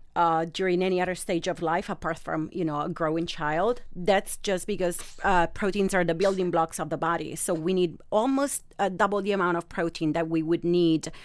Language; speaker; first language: English; non-native, fluent; Italian